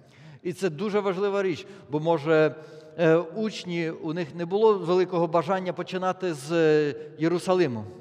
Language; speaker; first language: Polish; non-native, learner; Ukrainian